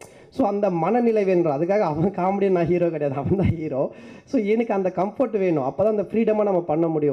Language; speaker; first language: Tamil; native; Tamil